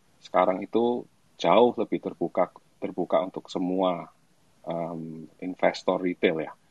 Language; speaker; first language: Indonesian; native; Indonesian